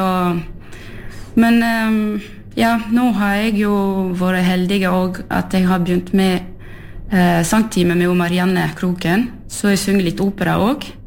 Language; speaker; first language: Norwegian; non-native, fluent; French